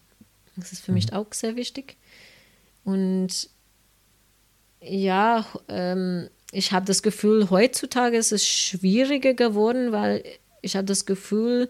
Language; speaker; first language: German; non-native, fluent; English